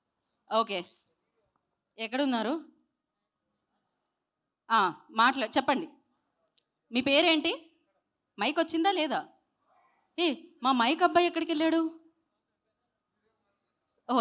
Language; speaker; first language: Telugu; native; Telugu